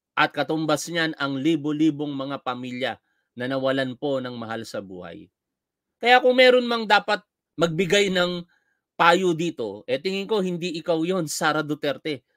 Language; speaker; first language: Filipino; native; Filipino